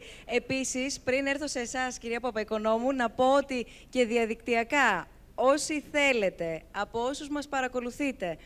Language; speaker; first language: Greek; native; Greek